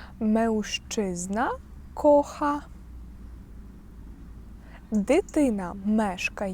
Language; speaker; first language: Polish; non-native, fluent; Ukrainian